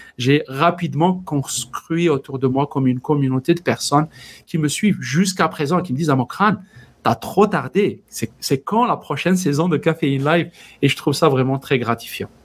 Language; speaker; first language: French; non-native, local second language; Kabyle